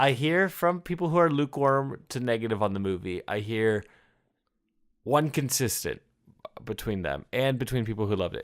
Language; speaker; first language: English; native; English